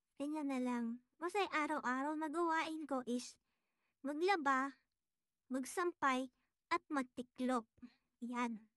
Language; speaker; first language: Filipino; native; Filipino